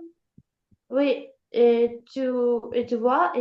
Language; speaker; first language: French; non-native, learner; Ukrainian